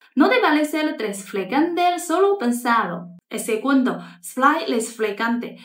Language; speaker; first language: Spanish; non-native, fluent; Chinese